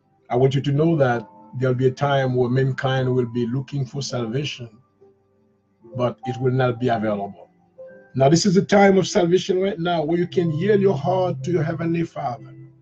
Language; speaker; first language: English; non-native, fluent; Haitian Creole